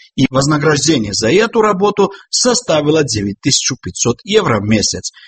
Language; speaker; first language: Russian; non-native, local second language; Georgian